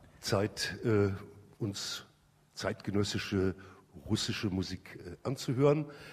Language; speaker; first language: German; native; German